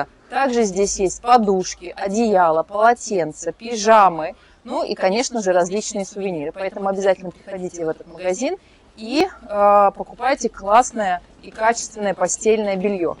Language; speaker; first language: Russian; native; Russian